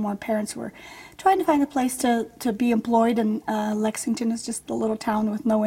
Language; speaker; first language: English; early bilingual, other home language; Polish